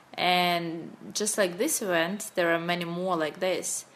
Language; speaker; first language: English; non-native, fluent; Russian